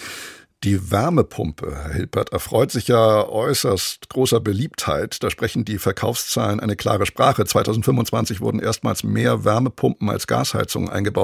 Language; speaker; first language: German; native; German